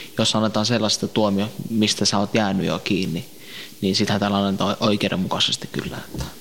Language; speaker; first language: Finnish; early bilingual, other home language; Central Kurdish